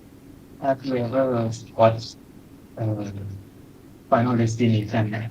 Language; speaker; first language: English; non-native, learner; Thai